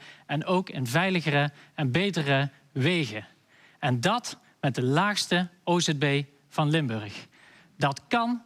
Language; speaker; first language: Dutch; native; Dutch